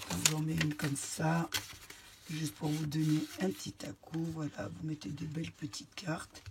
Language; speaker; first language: French; native; French